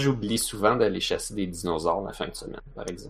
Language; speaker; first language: French; native; French